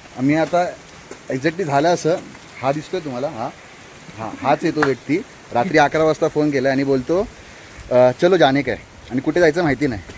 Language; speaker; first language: Marathi; non-native, local second language; Hindi